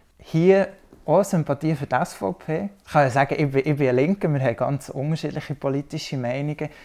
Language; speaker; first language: German; native; German